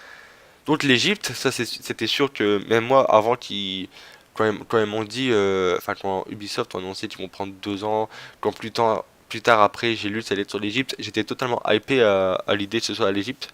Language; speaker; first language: French; native; French